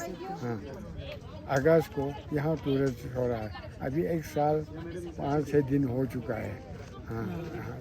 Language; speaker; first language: Hindi; non-native, local second language; Balti